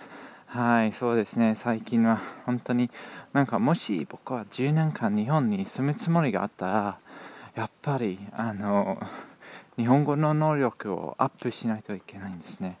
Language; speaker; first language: Japanese; non-native, learner; English